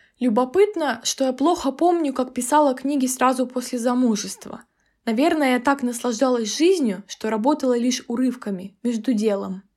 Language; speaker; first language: Russian; native; Russian